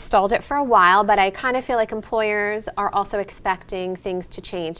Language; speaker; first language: English; native; English